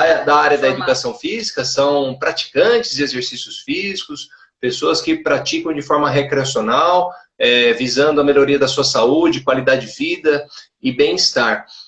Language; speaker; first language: Portuguese; native; Portuguese